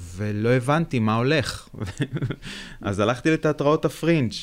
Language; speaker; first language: Hebrew; native; Hebrew